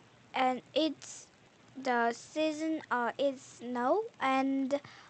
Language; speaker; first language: English; non-native, learner; Korean